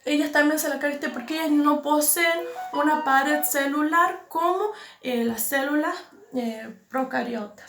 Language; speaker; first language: Spanish; native; Spanish